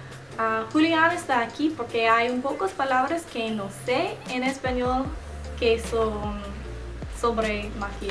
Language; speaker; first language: Spanish; non-native, learner; English